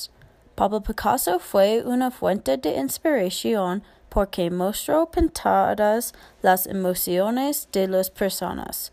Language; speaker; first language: Spanish; non-native, learner; English